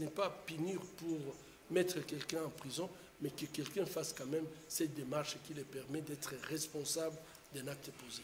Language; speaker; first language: French; non-native, local second language; Swahili